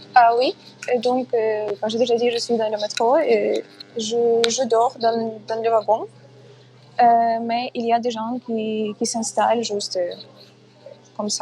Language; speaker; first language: French; non-native, fluent; Ukrainian